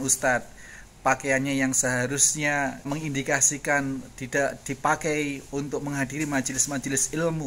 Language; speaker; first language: Indonesian; native; Indonesian